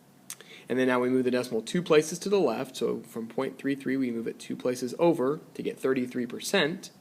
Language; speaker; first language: English; native; English